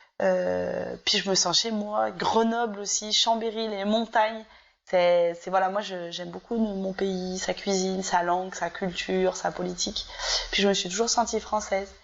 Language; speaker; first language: French; native; French